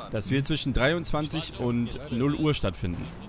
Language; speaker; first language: German; native; German